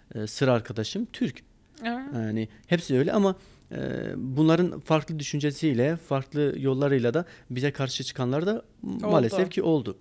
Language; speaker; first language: Turkish; non-native, local second language; Kurdish